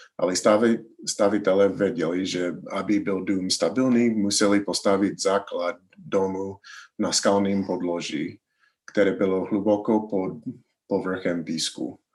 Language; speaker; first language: Czech; non-native, learner; English